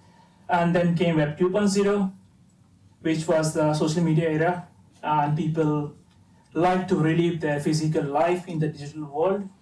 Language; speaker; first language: English; non-native, fluent; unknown